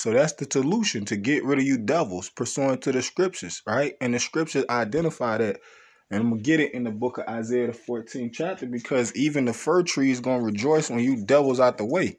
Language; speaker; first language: English; native; English